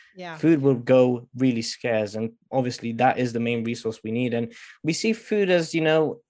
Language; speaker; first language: English; non-native, fluent; Romanian